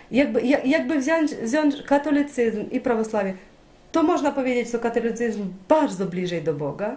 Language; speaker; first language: Polish; non-native, learner; Ukrainian